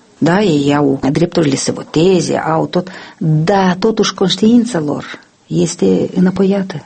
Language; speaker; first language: Romanian; non-native, local second language; Russian